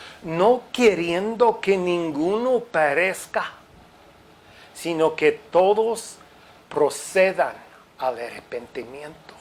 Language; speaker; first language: Spanish; non-native, fluent; English